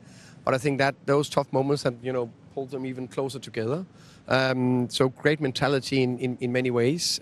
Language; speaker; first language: English; non-native, fluent; Danish